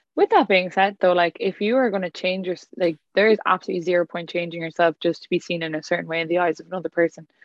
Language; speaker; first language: English; native; English